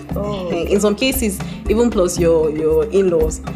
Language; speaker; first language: English; non-native, local second language; Hausa